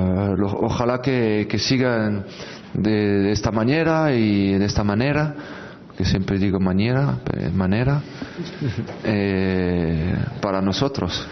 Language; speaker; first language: Spanish; non-native, fluent; French